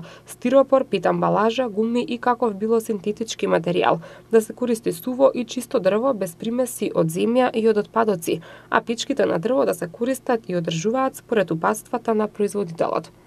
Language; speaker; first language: Macedonian; native; Macedonian